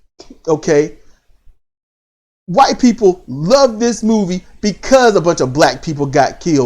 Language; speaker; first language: English; native; English